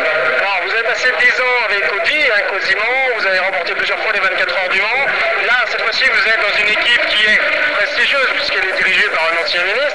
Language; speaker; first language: French; native; French